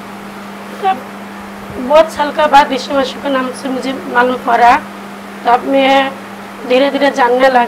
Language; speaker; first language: Hindi; non-native, local second language; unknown